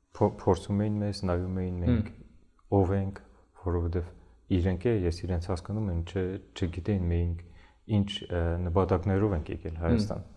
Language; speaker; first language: Armenian; early bilingual, heritage; Armenian